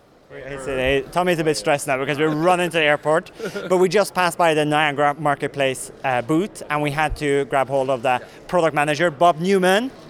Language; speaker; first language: English; non-native, fluent; Norwegian